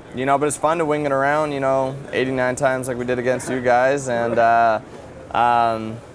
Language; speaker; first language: English; native; English